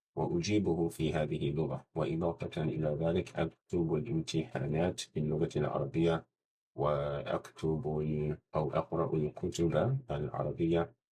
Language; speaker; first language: Arabic; non-native, fluent; English